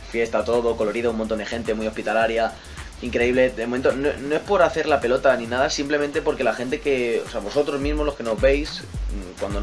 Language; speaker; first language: Spanish; native; Spanish